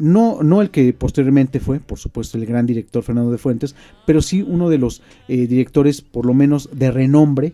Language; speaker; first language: Spanish; native; Spanish